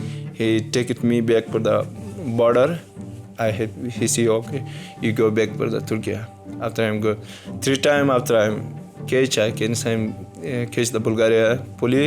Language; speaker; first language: English; non-native, learner; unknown